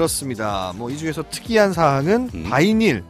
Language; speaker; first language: Korean; native; Korean